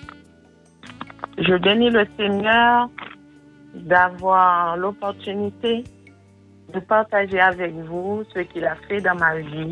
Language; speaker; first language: French; non-native, local second language; Haitian Creole